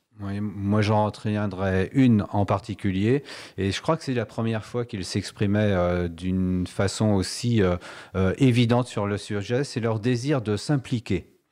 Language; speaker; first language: French; native; French